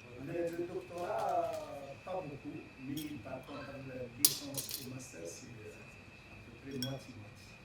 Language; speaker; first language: French; non-native, local second language; Arabic